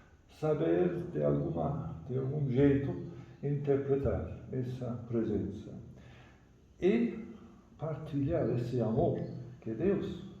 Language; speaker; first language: Portuguese; non-native, fluent; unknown